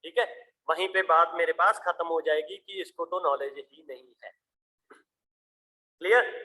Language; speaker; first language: Hindi; non-native, local second language; Punjabi